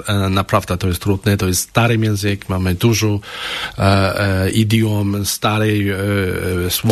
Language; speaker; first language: Polish; non-native, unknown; Chinese